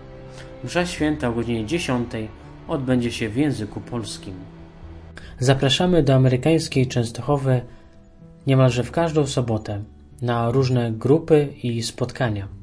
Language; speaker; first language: Polish; native; Polish